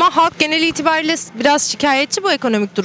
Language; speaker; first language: Turkish; native; Turkish